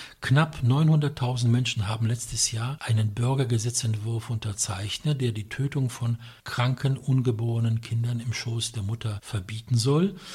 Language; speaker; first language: German; non-native, fluent; Polish